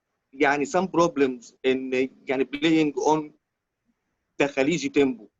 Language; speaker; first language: English; non-native, learner; Arabic